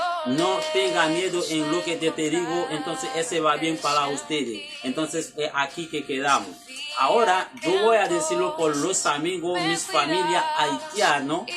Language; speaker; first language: Spanish; non-native, learner; Haitian Creole